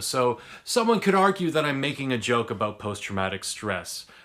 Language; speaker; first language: English; native; English